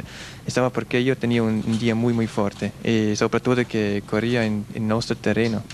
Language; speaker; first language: Spanish; non-native, learner; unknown